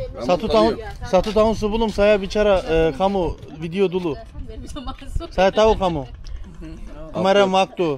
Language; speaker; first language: Indonesian; non-native, learner; Turkish